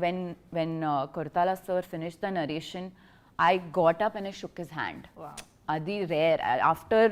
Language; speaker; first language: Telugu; non-native, fluent; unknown